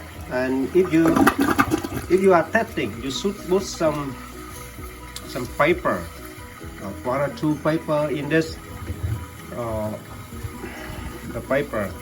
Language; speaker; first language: English; non-native, learner; Vietnamese